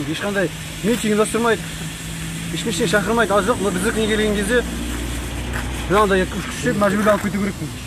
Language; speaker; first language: Kazakh; native; Kazakh